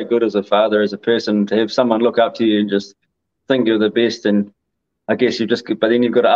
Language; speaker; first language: English; native; English